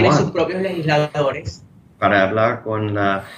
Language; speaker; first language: Spanish; non-native, learner; English